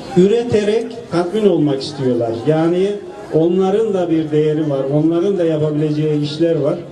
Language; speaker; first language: Turkish; native; Turkish